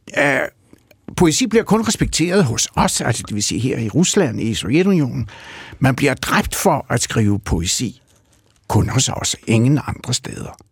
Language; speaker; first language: Danish; early bilingual, other home language; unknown